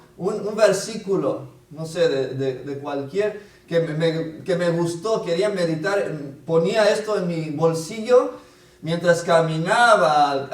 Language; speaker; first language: Spanish; non-native, fluent; English